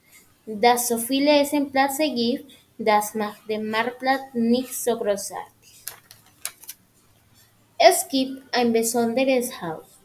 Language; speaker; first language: German; non-native, learner; Spanish